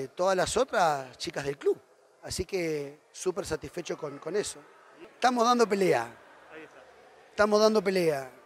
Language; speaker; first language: Spanish; native; Spanish